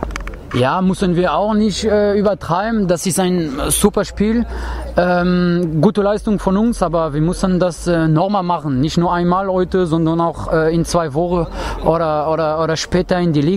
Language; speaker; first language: German; non-native, fluent; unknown